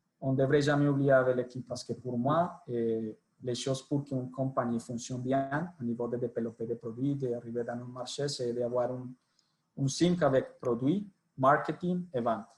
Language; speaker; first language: French; non-native, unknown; Spanish